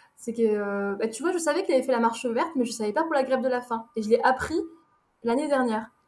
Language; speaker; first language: French; early bilingual, other home language; Arabic